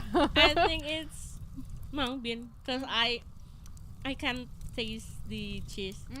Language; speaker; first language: English; non-native, learner; Indonesian